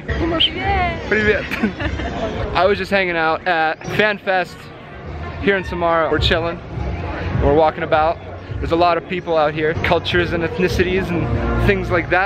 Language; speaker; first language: English; early bilingual, other home language; Russian